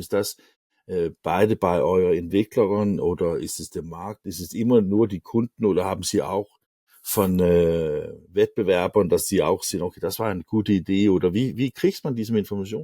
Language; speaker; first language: German; non-native, learner; Danish